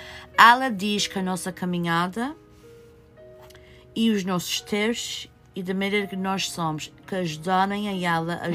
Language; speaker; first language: Portuguese; early bilingual, heritage; Portuguese